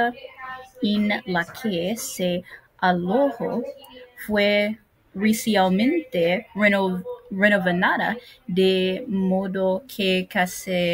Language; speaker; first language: Spanish; non-native, learner; English